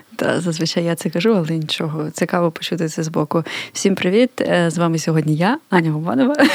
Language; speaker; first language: Ukrainian; native; Ukrainian